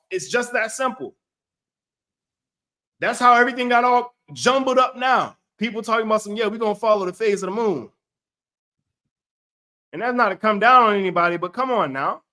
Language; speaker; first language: English; native; English